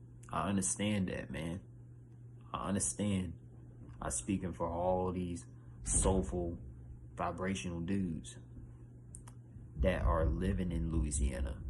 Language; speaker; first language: English; native; English